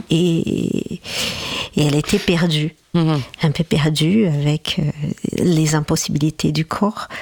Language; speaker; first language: French; non-native, fluent; Portuguese